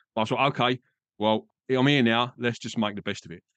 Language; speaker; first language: English; native; English